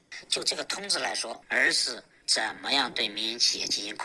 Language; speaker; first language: Chinese; native; Chinese